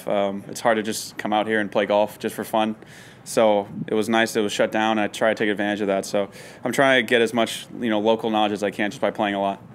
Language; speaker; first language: English; native; English